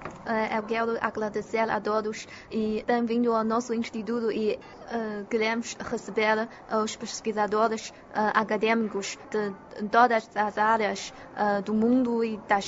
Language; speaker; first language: Portuguese; non-native, fluent; Chinese